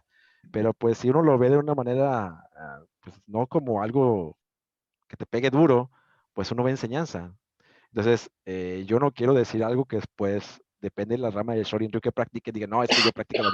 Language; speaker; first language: Spanish; native; Spanish